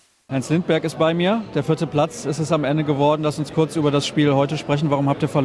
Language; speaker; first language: German; native; German